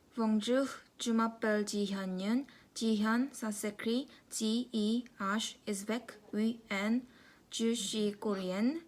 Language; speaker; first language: French; non-native, learner; Korean